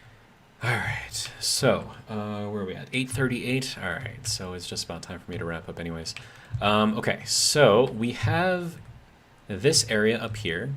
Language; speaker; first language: English; native; English